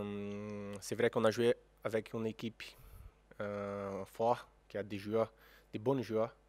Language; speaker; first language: French; non-native, fluent; Portuguese